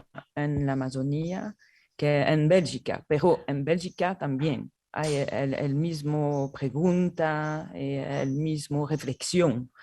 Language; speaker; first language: Spanish; non-native, learner; French